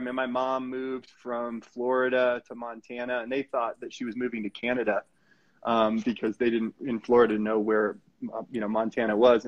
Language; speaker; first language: English; native; English